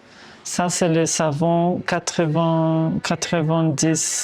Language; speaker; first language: French; non-native, fluent; Portuguese